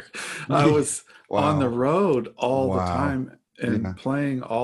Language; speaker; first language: English; native; English